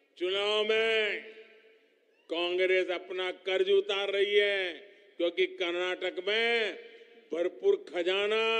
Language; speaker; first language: Hindi; non-native, local second language; Gujarati